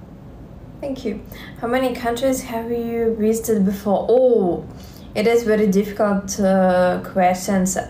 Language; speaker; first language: English; non-native, learner; Russian